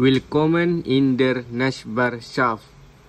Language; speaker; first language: German; non-native, learner; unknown